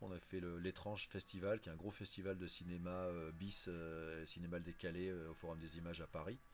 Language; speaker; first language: French; native; French